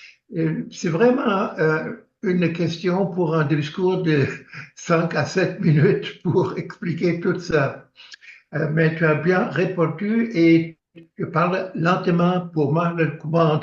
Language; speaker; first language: French; non-native, learner; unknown